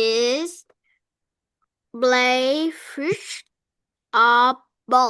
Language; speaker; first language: English; non-native, learner; Vietnamese